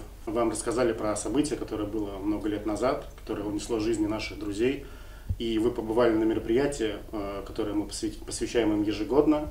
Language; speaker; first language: Russian; native; Russian